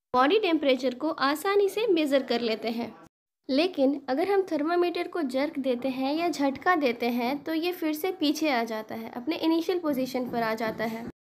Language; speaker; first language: Hindi; native; Hindi